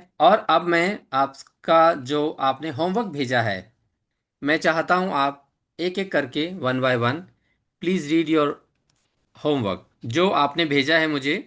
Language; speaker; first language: Hindi; native; Hindi